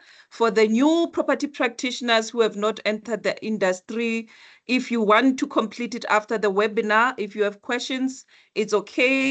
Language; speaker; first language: English; non-native, local second language; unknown